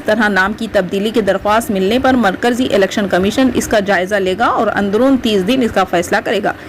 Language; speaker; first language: Urdu; native; Urdu